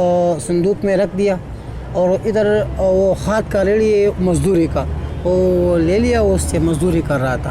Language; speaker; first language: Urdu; non-native, local second language; Pashto